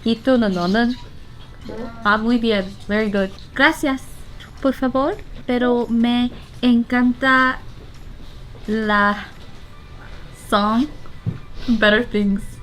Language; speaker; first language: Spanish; non-native, learner; Korean